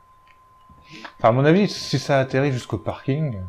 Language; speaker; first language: French; native; French